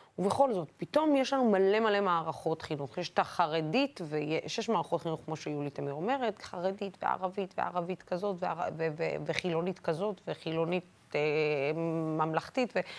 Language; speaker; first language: Hebrew; non-native, local second language; Arabic